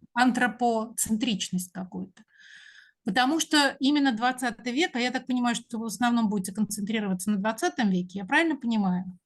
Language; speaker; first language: Russian; native; Russian